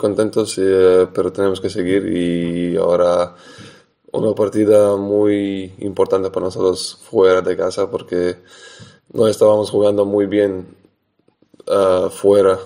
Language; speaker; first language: Spanish; non-native, fluent; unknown